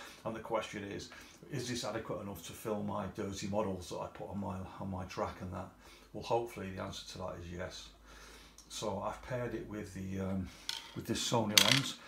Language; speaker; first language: English; native; English